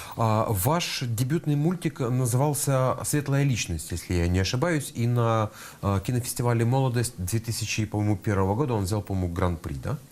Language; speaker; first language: Russian; native; Russian